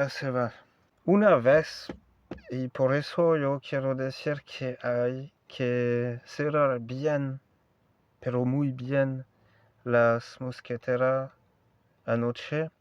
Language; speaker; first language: Spanish; non-native, learner; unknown